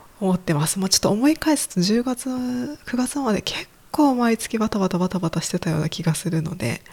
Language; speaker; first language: Japanese; native; Japanese